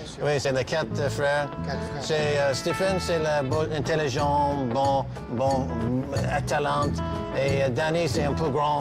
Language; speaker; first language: French; non-native, learner; English